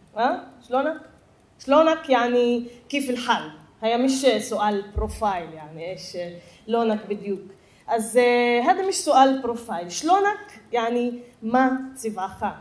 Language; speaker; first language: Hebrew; non-native, local second language; Arabic